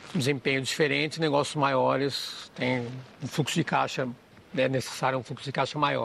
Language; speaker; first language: Portuguese; native; Portuguese